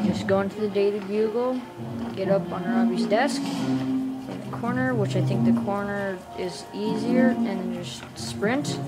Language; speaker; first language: English; native; English